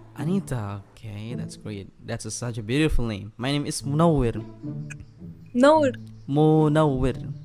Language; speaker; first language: English; non-native, learner; Indonesian